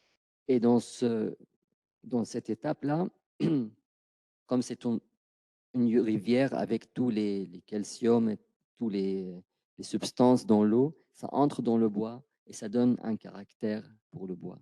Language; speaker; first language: French; non-native, fluent; Arabic